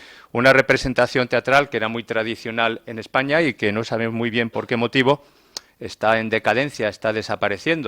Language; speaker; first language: Spanish; native; Spanish